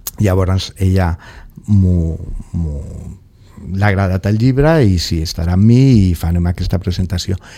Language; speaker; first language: Catalan; non-native, local second language; Spanish